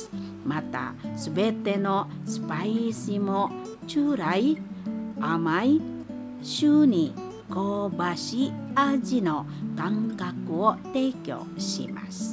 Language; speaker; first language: Japanese; non-native, fluent; Indonesian